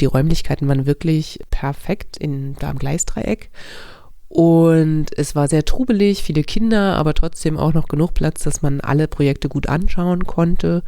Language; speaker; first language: German; native; German